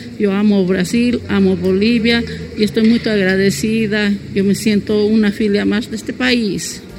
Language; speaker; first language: Portuguese; non-native, fluent; Spanish